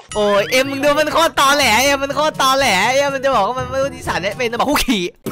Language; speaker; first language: Thai; native; Thai